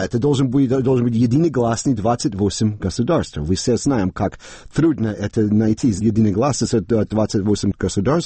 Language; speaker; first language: Russian; non-native, fluent; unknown